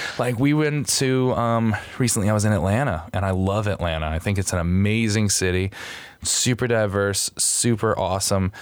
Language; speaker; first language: English; native; English